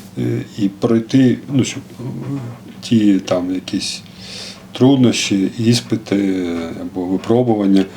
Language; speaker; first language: Ukrainian; non-native, local second language; Russian